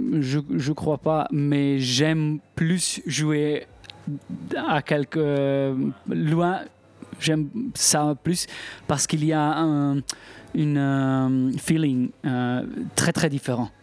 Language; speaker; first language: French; non-native, local second language; Italian